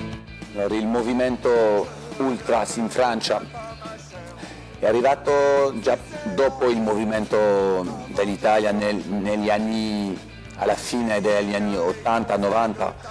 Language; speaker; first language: Italian; non-native, fluent; French